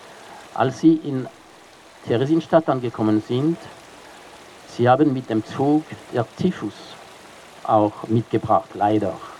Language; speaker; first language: German; non-native, fluent; French